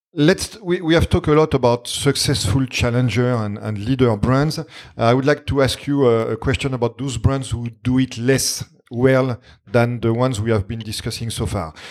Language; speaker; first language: English; non-native, fluent; French